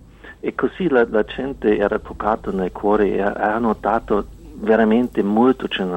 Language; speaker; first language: Italian; non-native, fluent; German